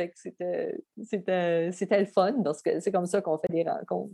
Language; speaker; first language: French; native; French